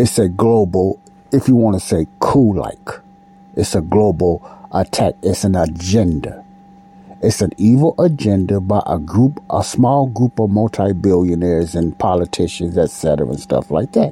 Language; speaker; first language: English; native; English